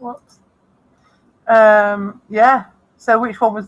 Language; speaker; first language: English; native; English